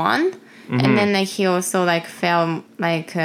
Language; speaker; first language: English; non-native, fluent; Japanese